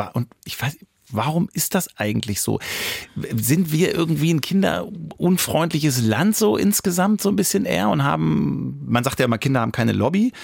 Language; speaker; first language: German; native; German